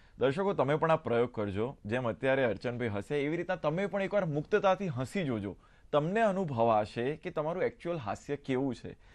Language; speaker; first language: Gujarati; native; Gujarati